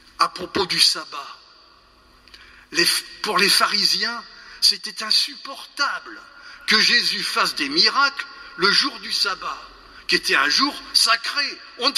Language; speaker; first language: French; native; French